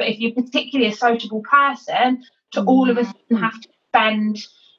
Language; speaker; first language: English; native; English